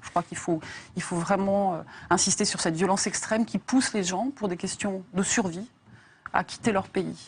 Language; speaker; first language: French; native; French